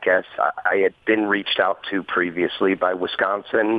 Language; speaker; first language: English; native; English